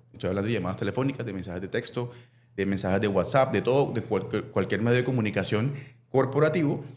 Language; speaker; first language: Spanish; native; Spanish